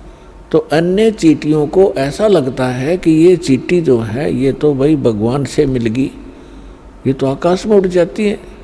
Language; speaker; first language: Hindi; native; Hindi